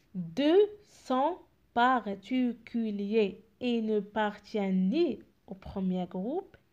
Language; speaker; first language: French; non-native, local second language; Arabic